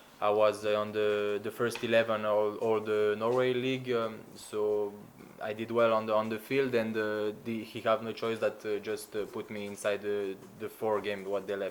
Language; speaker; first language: English; non-native, learner; Slovenian